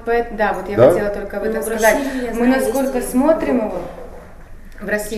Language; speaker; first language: Russian; native; Russian